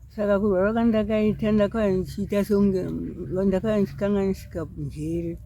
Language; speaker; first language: Shona; non-native, local second language; Nyanja